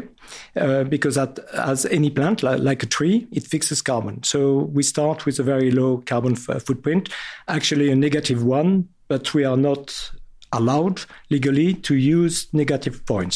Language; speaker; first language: English; non-native, fluent; French